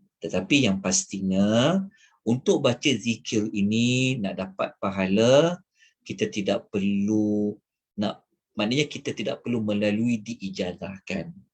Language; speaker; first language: Malay; native; Malay